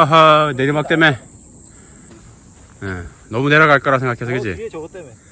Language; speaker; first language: Korean; native; Korean